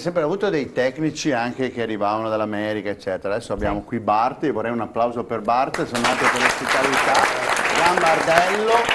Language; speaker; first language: Italian; native; Italian